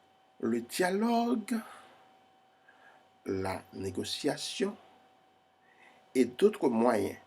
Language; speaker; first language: French; non-native, fluent; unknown